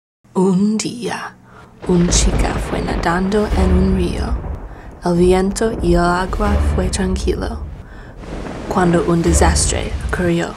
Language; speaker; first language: Spanish; non-native, learner; English